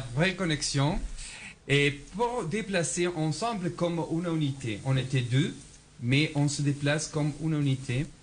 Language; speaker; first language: French; non-native, fluent; Spanish